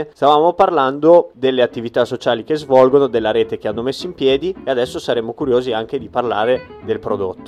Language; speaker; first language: Italian; native; Italian